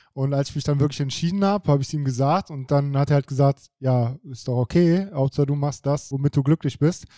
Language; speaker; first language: German; native; German